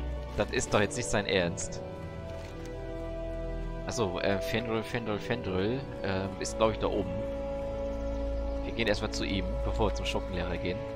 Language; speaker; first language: German; native; German